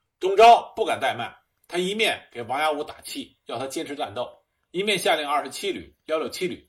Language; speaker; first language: Chinese; native; Chinese